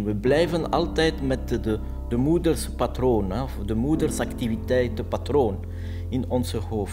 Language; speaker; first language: Dutch; non-native, fluent; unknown